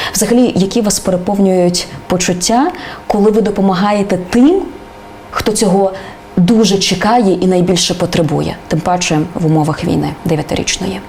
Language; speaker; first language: Ukrainian; native; Ukrainian